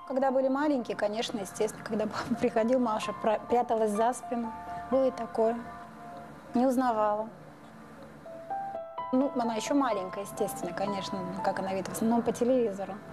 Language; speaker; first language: Russian; native; Russian